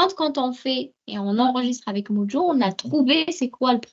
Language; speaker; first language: French; native; French